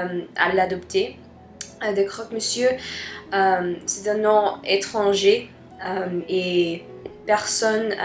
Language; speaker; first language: French; non-native, learner; English